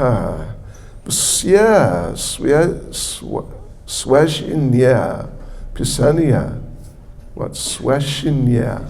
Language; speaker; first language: Russian; non-native, learner; English